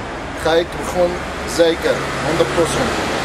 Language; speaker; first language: Dutch; non-native, learner; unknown